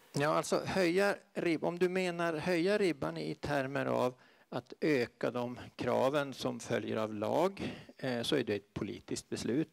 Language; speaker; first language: Swedish; native; Swedish